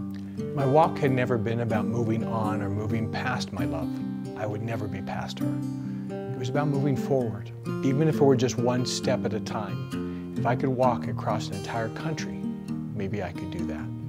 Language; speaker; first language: English; native; English